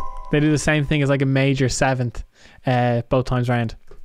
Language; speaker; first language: English; native; English